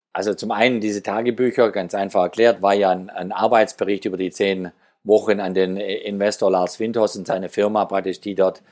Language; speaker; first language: German; native; German